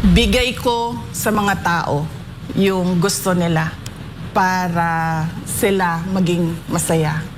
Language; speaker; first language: Filipino; non-native, local second language; Cebuano